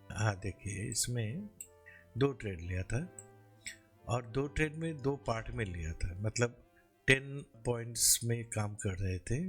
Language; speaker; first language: Hindi; non-native, local second language; Bangla